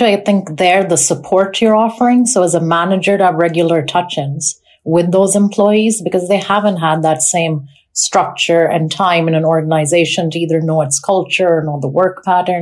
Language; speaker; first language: English; non-native, local second language; Urdu